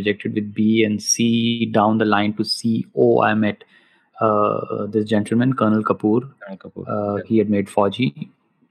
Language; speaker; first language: English; non-native, local second language; Hindi